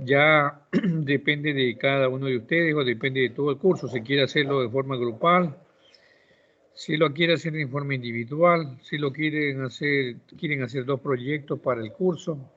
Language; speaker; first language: Spanish; native; Spanish